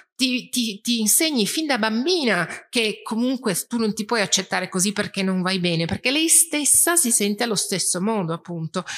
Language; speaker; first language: Italian; non-native, fluent; Persian